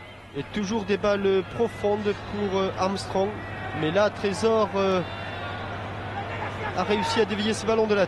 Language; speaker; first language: French; native; French